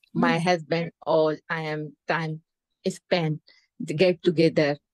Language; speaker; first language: English; non-native, local second language; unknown